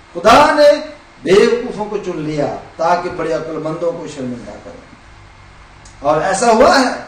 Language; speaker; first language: Urdu; non-native, local second language; Punjabi